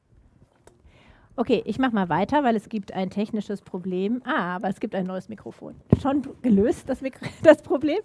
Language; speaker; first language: German; native; German